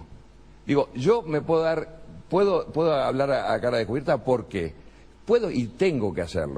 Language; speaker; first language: Spanish; native; Spanish